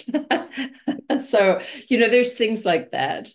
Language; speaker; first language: English; native; English